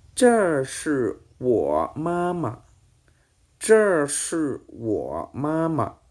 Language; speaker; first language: Chinese; non-native, fluent; Thai